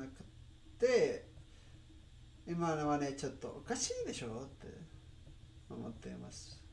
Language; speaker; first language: Japanese; non-native, learner; Spanish